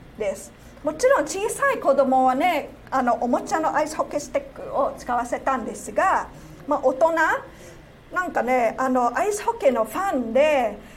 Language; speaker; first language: Japanese; non-native, fluent; Cantonese